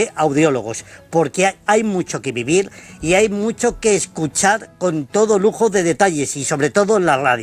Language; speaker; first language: Spanish; native; Spanish